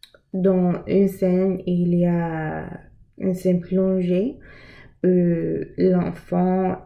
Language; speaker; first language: French; non-native, learner; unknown